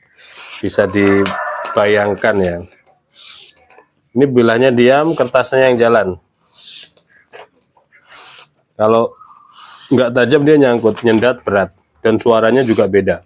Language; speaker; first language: Indonesian; native; Indonesian